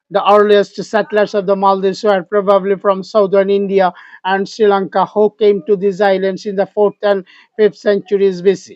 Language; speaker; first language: English; non-native, local second language; Bangla